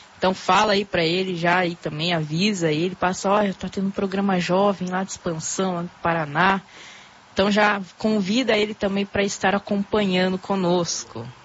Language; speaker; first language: Portuguese; native; Portuguese